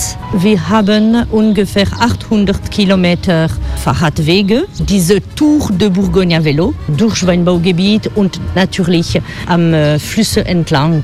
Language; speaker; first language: German; non-native, learner; French